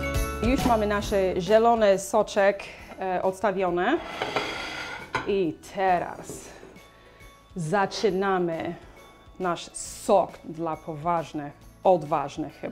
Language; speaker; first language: Polish; non-native, learner; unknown